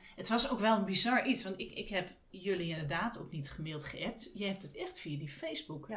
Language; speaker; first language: Dutch; native; Dutch